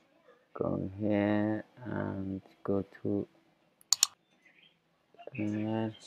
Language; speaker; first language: English; non-native, learner; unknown